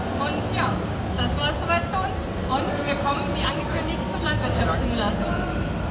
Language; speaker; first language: German; native; German